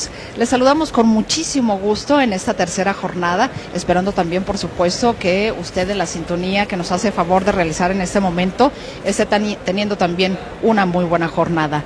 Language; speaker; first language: Spanish; native; Spanish